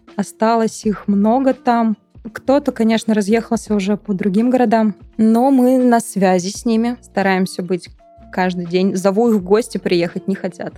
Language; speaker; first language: Russian; native; Russian